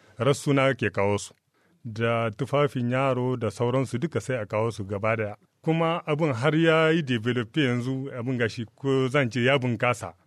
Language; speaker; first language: Hausa; non-native, local second language; Tamasheq